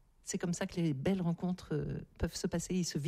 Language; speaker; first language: French; native; French